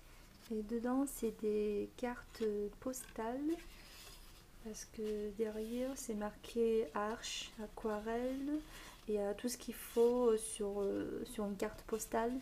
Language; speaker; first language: French; non-native, fluent; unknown